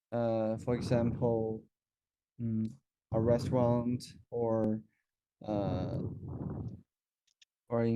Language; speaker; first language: English; non-native, learner; Chinese